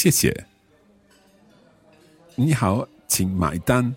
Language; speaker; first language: Chinese; non-native, learner; English